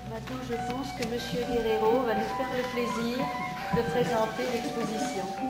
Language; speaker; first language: French; native; French